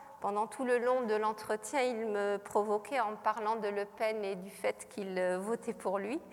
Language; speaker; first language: French; non-native, local second language; Arabic